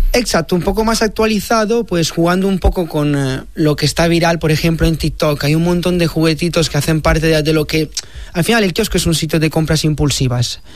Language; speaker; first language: Spanish; non-native, fluent; Italian